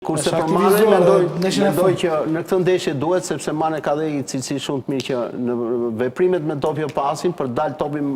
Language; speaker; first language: Albanian; native; Albanian